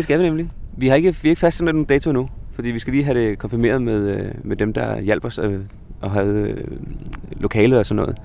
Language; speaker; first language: Danish; native; Danish